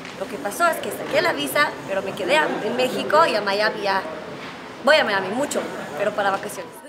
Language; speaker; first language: Spanish; non-native, fluent; Hebrew